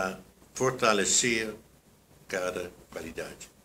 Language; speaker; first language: Portuguese; non-native, fluent; Dutch